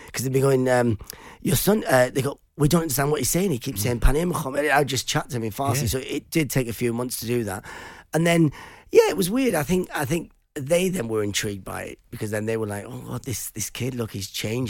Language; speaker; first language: English; non-native, local second language; Persian